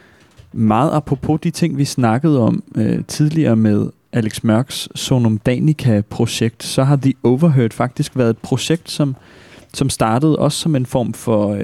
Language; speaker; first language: Danish; native; Danish